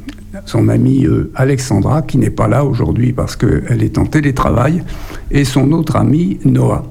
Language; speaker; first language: French; native; French